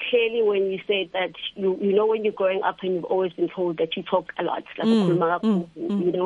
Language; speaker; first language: English; non-native, local second language; Zulu